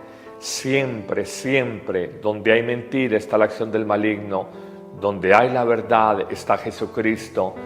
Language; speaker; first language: Spanish; native; Spanish